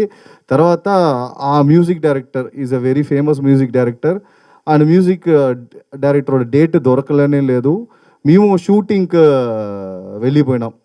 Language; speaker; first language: Telugu; non-native, learner; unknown